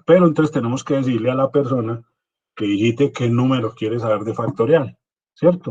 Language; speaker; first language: Spanish; native; Spanish